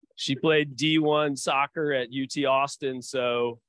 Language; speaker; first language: English; early bilingual, other home language; Portuguese